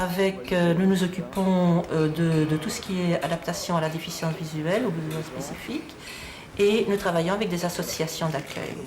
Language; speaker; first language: French; native; French